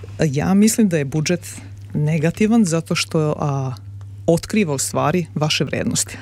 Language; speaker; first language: Serbian; native; Serbian